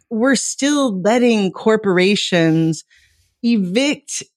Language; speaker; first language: English; native; English